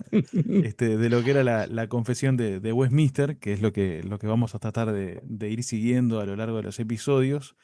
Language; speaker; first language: Spanish; native; Spanish